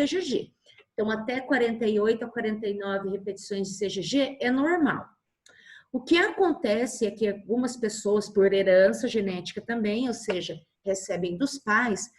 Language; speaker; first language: Portuguese; native; Portuguese